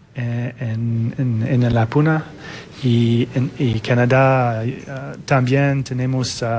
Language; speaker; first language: Spanish; non-native, fluent; French